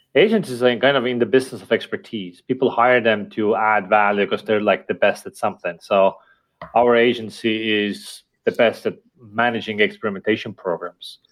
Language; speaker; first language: English; non-native, fluent; Estonian